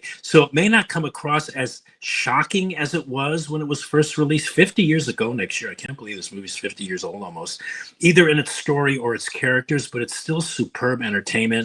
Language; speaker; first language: English; native; English